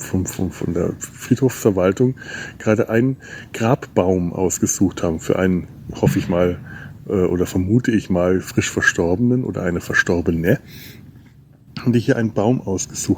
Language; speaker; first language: German; native; German